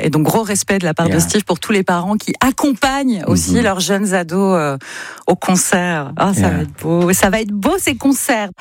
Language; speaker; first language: French; native; French